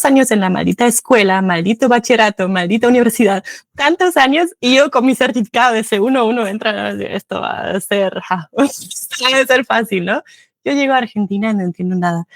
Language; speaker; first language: Spanish; non-native, fluent; German